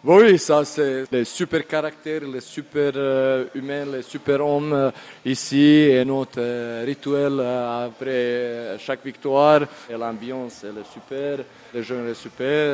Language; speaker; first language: French; non-native, learner; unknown